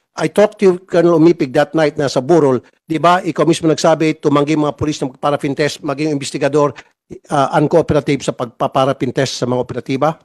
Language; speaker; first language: Filipino; native; Filipino